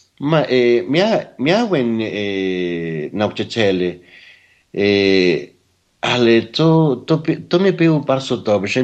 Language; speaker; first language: Polish; non-native, learner; Spanish